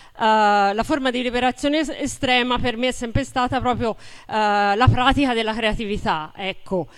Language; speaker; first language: Italian; native; Italian